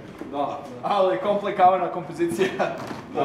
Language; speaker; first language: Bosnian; non-native, learner; English